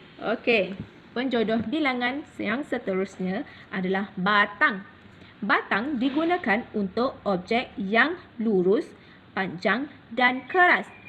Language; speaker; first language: Malay; native; Malay